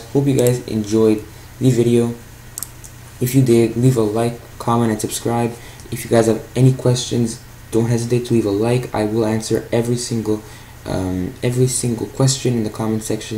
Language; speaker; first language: English; native; English